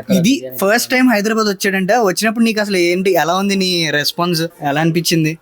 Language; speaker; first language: Telugu; native; Telugu